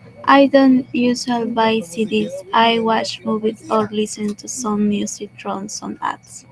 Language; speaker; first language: English; non-native, learner; Spanish